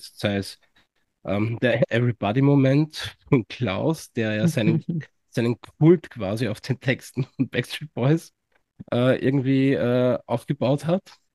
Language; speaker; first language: German; native; German